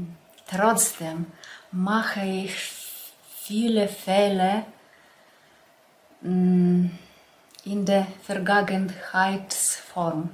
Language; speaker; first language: German; non-native, learner; Russian